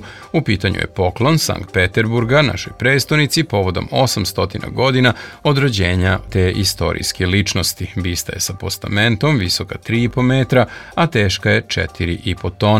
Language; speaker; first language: Serbian; native; Serbian